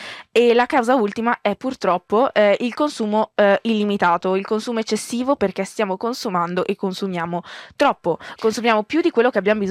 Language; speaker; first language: Italian; native; Italian